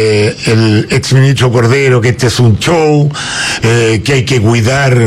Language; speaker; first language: Spanish; native; Spanish